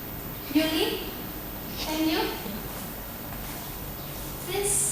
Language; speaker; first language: English; non-native, learner; Indonesian